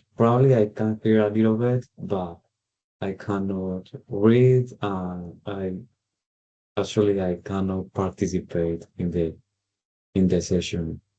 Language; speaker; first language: English; non-native, learner; Spanish